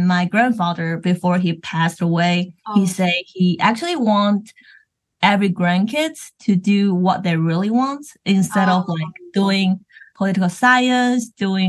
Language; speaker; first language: English; non-native, fluent; Chinese